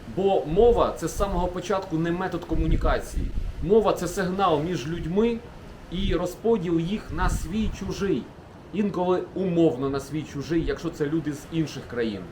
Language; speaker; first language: Ukrainian; non-native, local second language; Russian